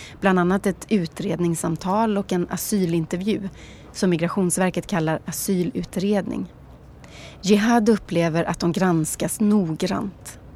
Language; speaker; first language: Swedish; native; Swedish